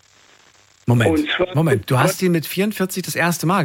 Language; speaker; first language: German; native; German